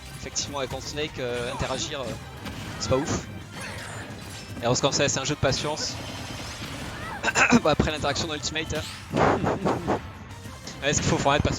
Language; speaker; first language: French; native; French